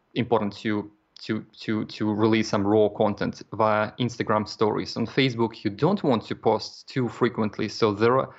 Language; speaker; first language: English; non-native, fluent; Russian